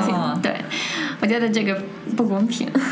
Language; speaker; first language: Chinese; non-native, fluent; Russian